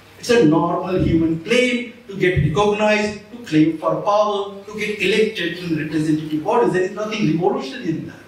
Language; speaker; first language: English; non-native, local second language; Marathi